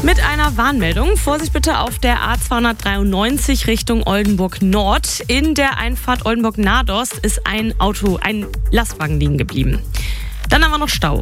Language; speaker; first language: German; native; German